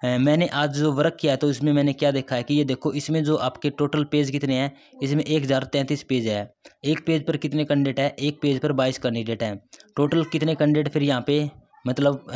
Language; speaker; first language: Hindi; native; Hindi